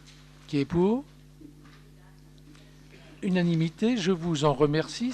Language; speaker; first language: French; native; French